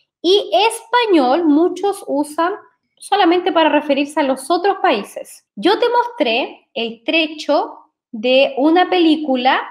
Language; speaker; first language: Spanish; non-native, fluent; Portuguese